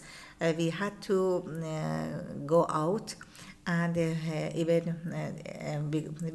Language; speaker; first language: English; non-native, learner; Persian